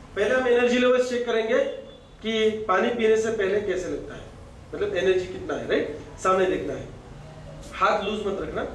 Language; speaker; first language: Hindi; non-native, local second language; Marathi